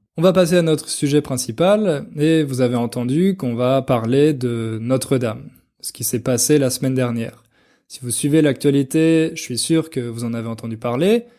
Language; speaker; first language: French; native; French